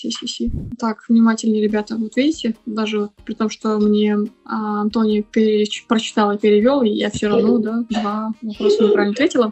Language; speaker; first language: Russian; native; Russian